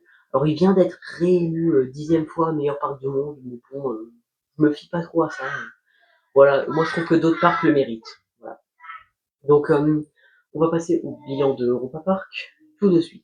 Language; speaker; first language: French; native; French